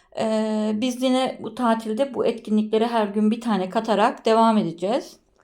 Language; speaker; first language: Turkish; native; Turkish